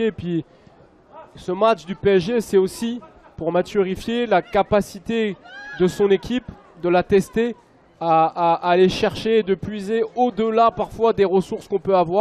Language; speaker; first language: French; native; French